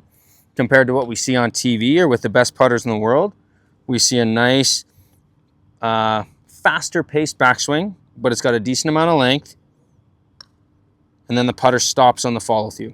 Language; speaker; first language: English; native; English